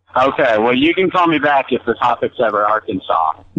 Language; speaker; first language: English; native; English